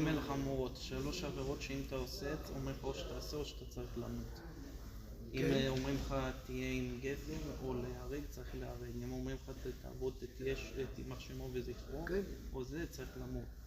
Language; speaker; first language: Hebrew; non-native, fluent; English